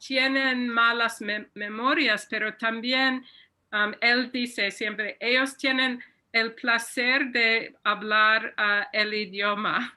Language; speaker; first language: Spanish; non-native, fluent; English